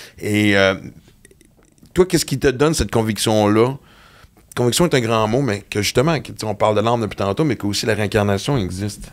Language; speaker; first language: French; native; French